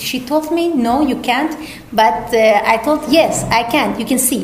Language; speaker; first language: English; non-native, learner; Persian